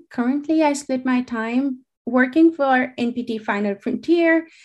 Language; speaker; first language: English; non-native, local second language; Hindi